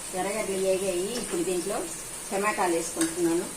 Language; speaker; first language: Telugu; native; Telugu